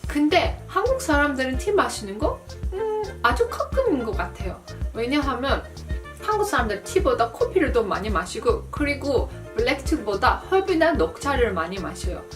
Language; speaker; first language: Korean; non-native, fluent; Azerbaijani